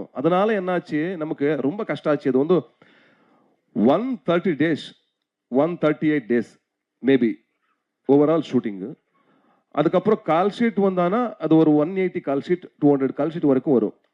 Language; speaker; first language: Tamil; non-native, learner; Kannada